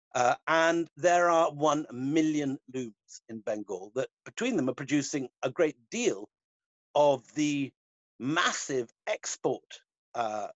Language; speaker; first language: English; native; English